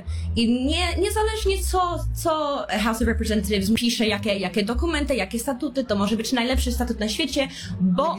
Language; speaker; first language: Polish; early bilingual, heritage; Polish